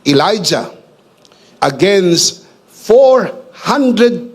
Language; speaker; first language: English; non-native, local second language; Filipino